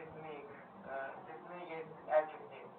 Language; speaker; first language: English; non-native, learner; Chinese